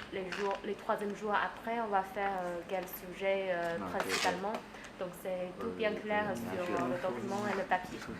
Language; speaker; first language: French; non-native, fluent; Chinese